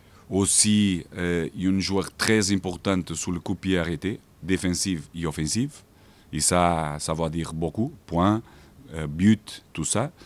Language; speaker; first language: French; non-native, fluent; Portuguese